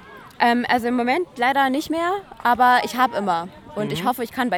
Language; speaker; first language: German; native; German